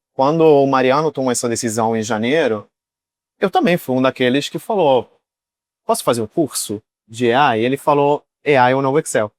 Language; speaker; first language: Portuguese; non-native, fluent; Italian